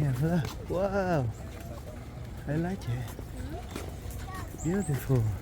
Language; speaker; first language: English; non-native, learner; Vietnamese